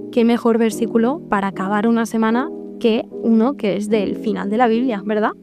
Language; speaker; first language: Spanish; native; Spanish